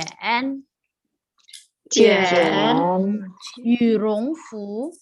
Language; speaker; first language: Chinese; non-native, fluent; Indonesian